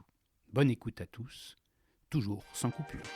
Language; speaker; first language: French; native; French